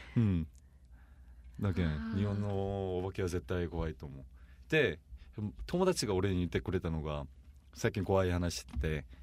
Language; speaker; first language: Japanese; non-native, fluent; Korean